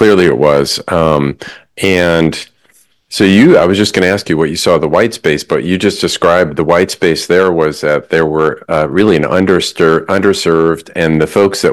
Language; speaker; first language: English; native; English